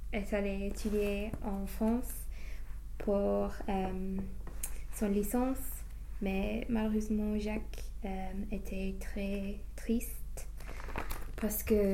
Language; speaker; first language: French; non-native, learner; English